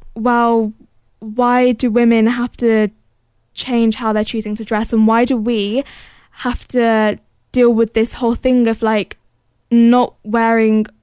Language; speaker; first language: English; early bilingual, other home language; Arabic